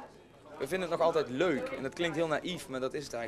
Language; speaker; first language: Dutch; native; Dutch